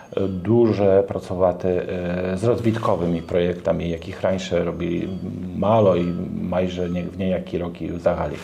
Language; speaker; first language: Ukrainian; non-native, learner; Polish